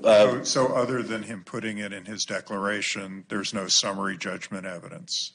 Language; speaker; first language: English; native; English